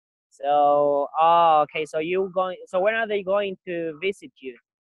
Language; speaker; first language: English; non-native, fluent; Spanish